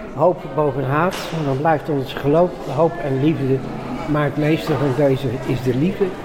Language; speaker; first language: Dutch; native; Dutch